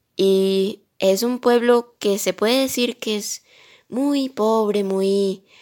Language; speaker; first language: Spanish; early bilingual, heritage; Spanish